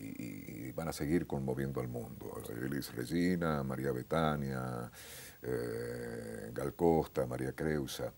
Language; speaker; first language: Spanish; native; Spanish